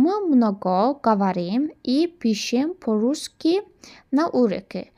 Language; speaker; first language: Russian; non-native, learner; Turkish